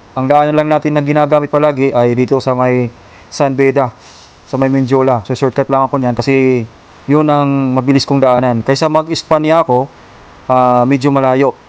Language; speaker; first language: Filipino; non-native, local second language; Waray